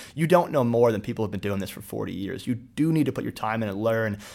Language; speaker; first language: English; native; English